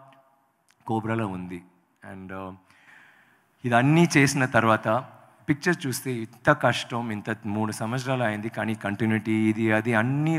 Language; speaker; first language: Telugu; non-native, local second language; Tamil